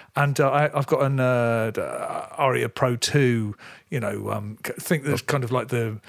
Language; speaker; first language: English; native; English